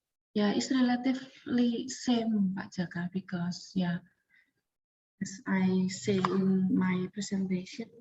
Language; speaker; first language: English; non-native, learner; Indonesian